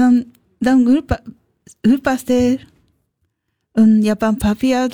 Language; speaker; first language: German; non-native, learner; Japanese